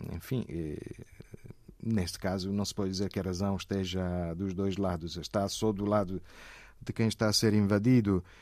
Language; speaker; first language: Portuguese; non-native, fluent; Italian